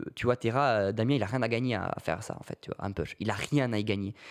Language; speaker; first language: French; native; French